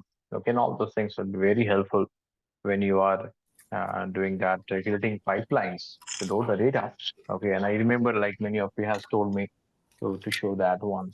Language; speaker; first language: English; non-native, local second language; Hindi